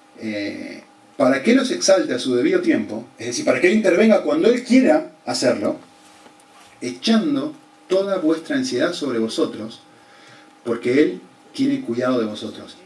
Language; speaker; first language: Spanish; native; Spanish